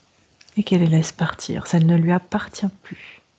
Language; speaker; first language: French; native; French